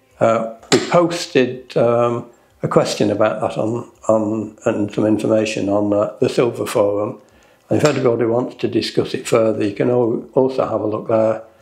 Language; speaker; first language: English; native; English